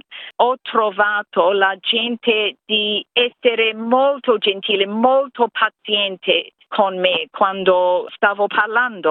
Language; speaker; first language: Italian; non-native, fluent; English